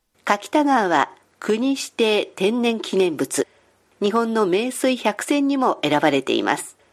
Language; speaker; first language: Japanese; native; Japanese